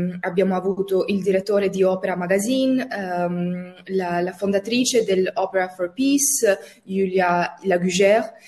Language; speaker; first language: Italian; non-native, fluent; Albanian